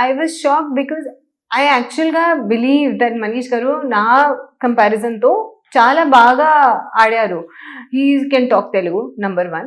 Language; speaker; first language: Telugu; non-native, local second language; Hindi